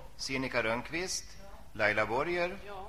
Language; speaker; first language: Swedish; native; Swedish